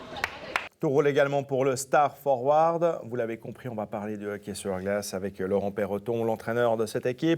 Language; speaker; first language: French; native; French